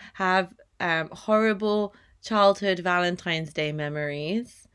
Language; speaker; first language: English; native; English